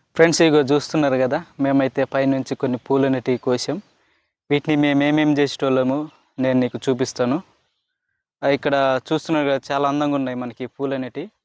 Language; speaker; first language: Telugu; non-native, local second language; Koya